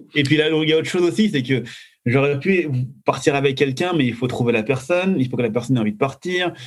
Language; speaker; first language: French; native; French